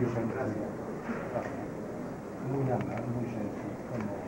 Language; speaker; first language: Spanish; non-native, learner; French